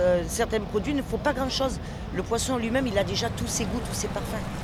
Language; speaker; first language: French; native; French